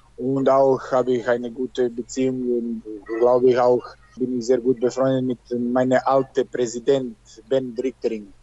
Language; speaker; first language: German; non-native, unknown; Serbian